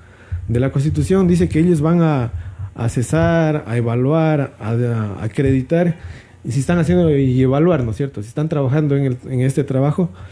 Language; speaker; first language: Spanish; native; Spanish